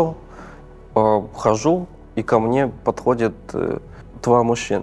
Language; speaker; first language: Russian; non-native, fluent; Korean